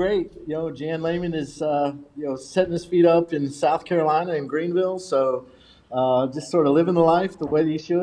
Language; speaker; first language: English; native; English